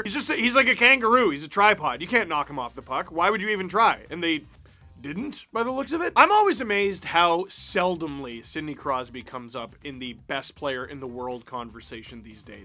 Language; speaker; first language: English; native; English